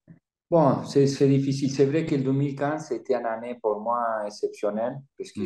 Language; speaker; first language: French; non-native, fluent; Spanish